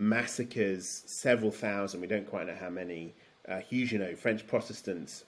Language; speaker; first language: English; native; English